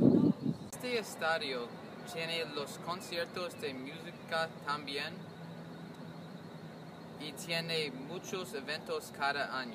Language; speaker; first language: Spanish; non-native, learner; English